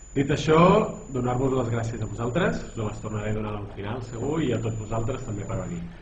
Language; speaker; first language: Catalan; native; Catalan